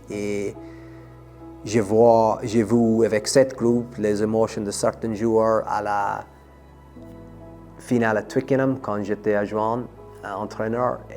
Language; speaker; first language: French; non-native, fluent; English